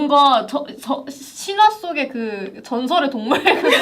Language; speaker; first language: Korean; native; Korean